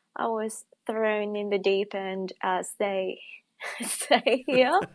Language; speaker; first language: English; non-native, fluent; Indonesian